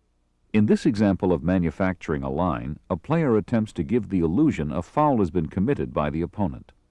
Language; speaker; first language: English; native; English